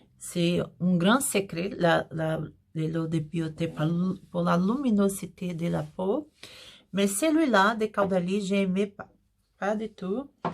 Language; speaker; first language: French; non-native, learner; Portuguese